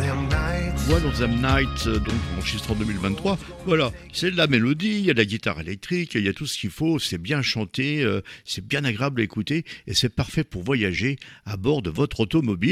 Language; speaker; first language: French; native; French